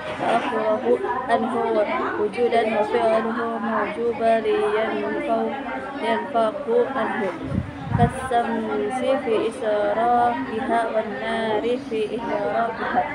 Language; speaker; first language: Arabic; non-native, learner; Indonesian